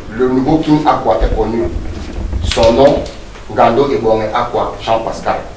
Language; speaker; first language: French; non-native, local second language; Duala